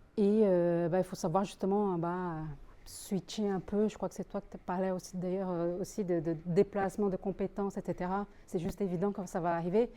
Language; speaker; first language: French; non-native, fluent; Portuguese